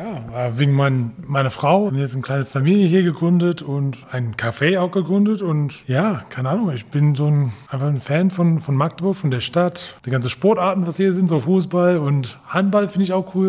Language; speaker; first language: German; non-native, fluent; English